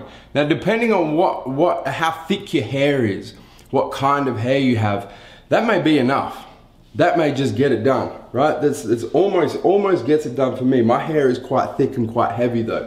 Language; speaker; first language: English; native; English